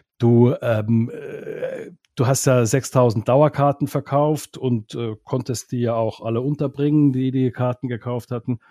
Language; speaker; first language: German; non-native, fluent; Finnish